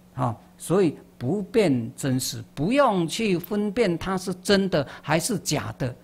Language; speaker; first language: Chinese; native; Chinese